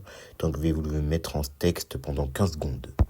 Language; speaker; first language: French; native; French